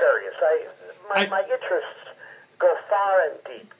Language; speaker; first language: English; native; English